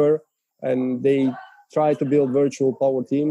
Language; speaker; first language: English; non-native, fluent; Bulgarian